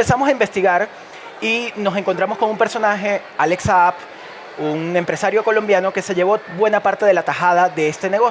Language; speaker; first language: Spanish; native; Spanish